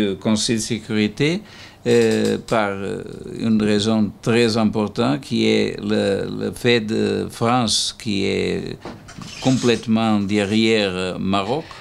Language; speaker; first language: French; non-native, learner; Portuguese